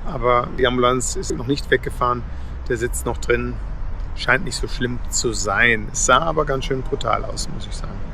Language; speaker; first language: German; native; German